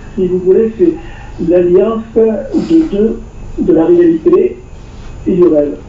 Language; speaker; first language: French; native; French